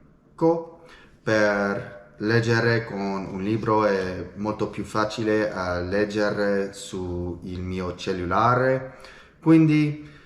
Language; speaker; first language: Italian; non-native, learner; English